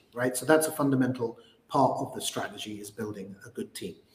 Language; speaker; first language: English; native; English